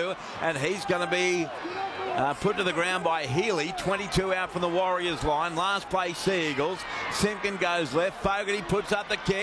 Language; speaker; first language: English; native; English